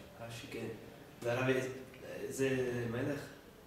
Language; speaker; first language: Hebrew; non-native, learner; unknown